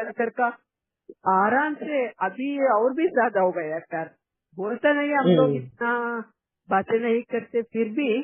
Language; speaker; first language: Hindi; non-native, local second language; Kannada